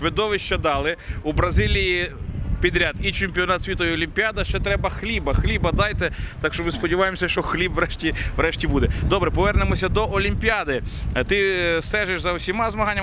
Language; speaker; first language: Ukrainian; native; Ukrainian